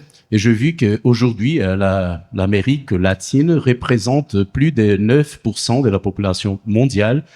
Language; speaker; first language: French; non-native, fluent; Portuguese